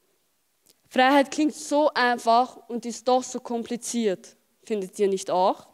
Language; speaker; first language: German; early bilingual, other home language; Albanian